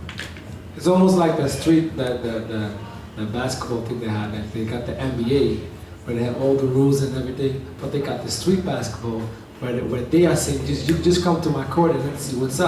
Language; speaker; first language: English; non-native, fluent; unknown